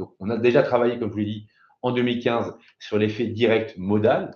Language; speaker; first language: French; native; French